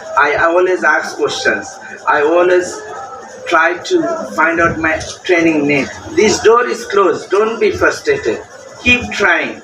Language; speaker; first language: English; non-native, local second language; Bangla